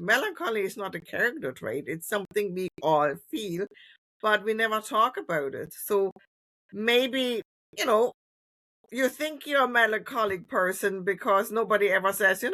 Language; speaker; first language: English; non-native, fluent; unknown